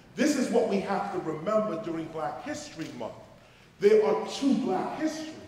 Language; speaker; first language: English; native; English